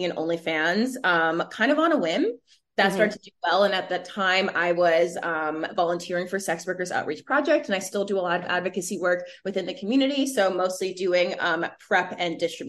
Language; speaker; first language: English; native; English